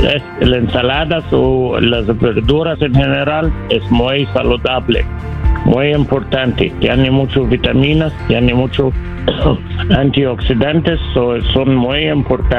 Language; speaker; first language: Spanish; non-native, learner; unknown